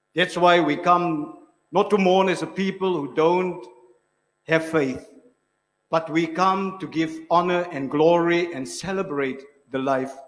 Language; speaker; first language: English; non-native, local second language; Afrikaans